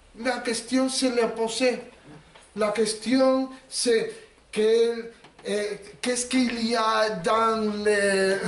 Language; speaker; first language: French; non-native, learner; Spanish